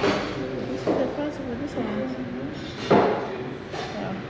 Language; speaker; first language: English; non-native, fluent; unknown